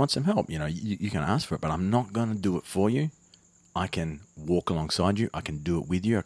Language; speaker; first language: English; native; English